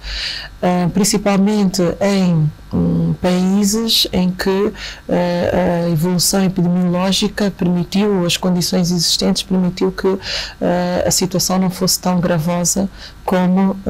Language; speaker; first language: Portuguese; native; Portuguese